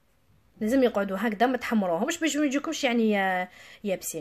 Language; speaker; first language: Arabic; native; Arabic